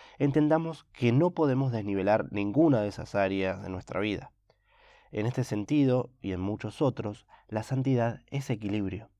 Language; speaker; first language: Spanish; native; Spanish